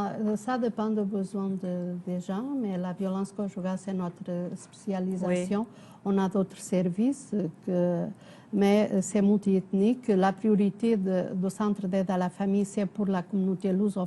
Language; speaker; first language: French; non-native, fluent; Portuguese